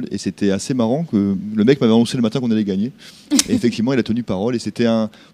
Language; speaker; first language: French; native; French